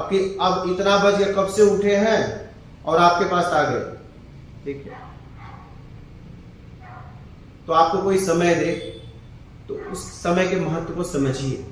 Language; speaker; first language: Hindi; native; Hindi